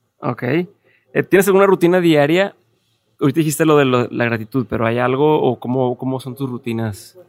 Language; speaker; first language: Spanish; native; Spanish